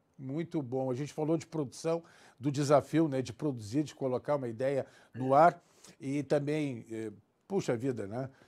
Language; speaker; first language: Portuguese; native; Portuguese